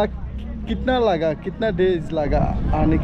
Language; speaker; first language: Hindi; non-native, learner; Bangla